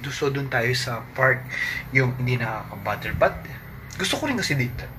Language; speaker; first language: Filipino; native; Filipino